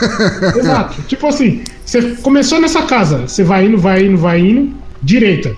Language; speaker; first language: Portuguese; native; Portuguese